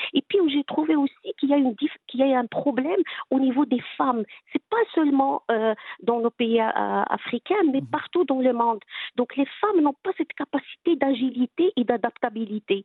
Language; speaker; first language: French; non-native, local second language; Arabic